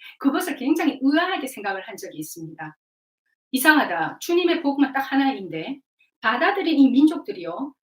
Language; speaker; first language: Korean; native; Korean